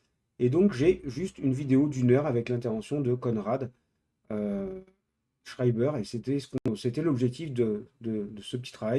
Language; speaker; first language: French; native; French